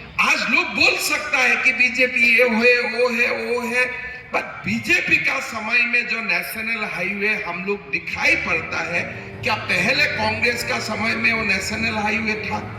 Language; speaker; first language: Hindi; non-native, local second language; Assamese